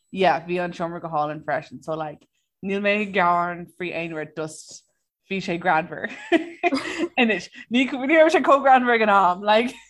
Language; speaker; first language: Irish; non-native, local second language; English